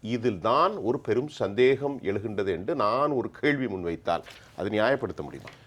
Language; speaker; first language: Tamil; native; Tamil